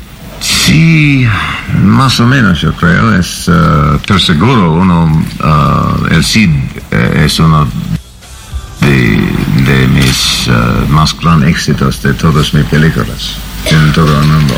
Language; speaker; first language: Spanish; non-native, learner; English